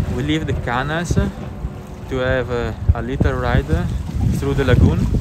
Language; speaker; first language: English; non-native, fluent; Italian